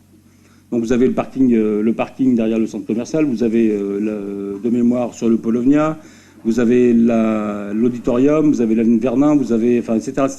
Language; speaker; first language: French; native; French